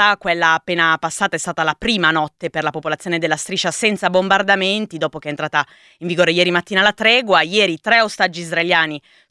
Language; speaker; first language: Italian; native; Italian